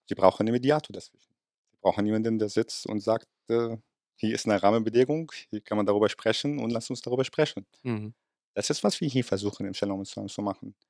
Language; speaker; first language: German; non-native, fluent; Arabic